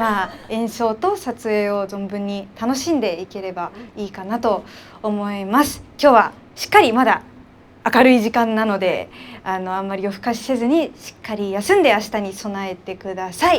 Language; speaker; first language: Japanese; native; Japanese